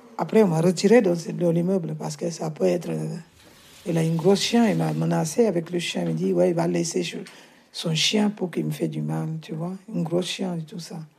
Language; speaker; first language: French; non-native, learner; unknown